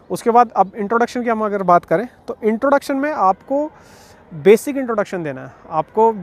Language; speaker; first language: Hindi; native; Hindi